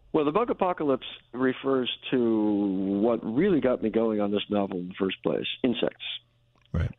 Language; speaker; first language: English; native; English